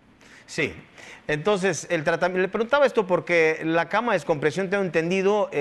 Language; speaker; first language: Spanish; native; Spanish